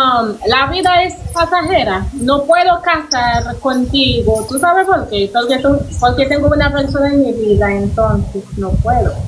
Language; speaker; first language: Spanish; non-native, learner; Haitian Creole